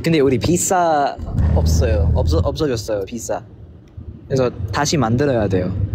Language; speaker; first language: Korean; non-native, learner; Filipino